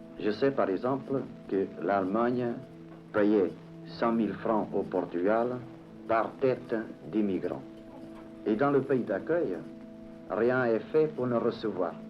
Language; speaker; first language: French; non-native, fluent; Portuguese